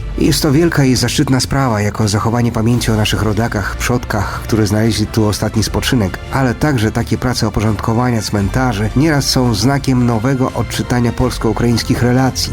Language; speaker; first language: Polish; non-native, fluent; Ukrainian